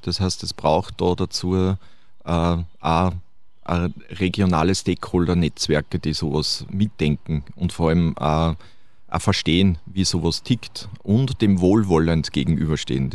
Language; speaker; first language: German; native; German